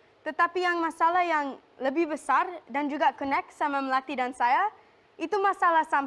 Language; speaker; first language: Indonesian; non-native, local second language; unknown